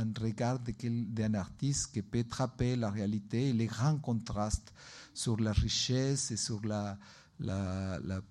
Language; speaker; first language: French; non-native, learner; Spanish